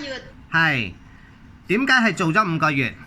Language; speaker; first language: Cantonese; native; Cantonese